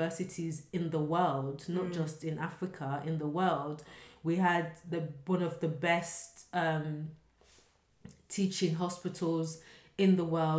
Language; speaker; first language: English; non-native, local second language; Yoruba